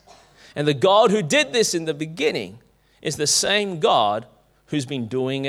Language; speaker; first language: English; native; English